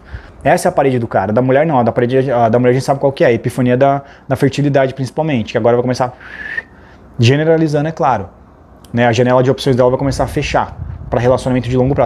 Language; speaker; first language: Portuguese; native; Portuguese